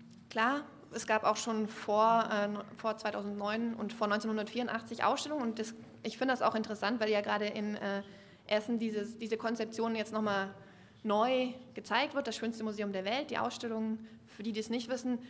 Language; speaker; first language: German; native; German